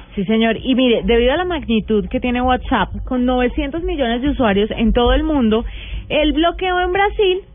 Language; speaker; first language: Spanish; native; Spanish